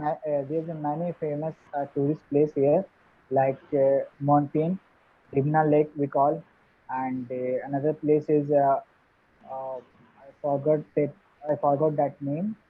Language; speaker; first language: English; non-native, learner; Hindi